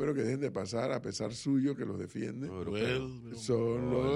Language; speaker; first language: Spanish; native; Spanish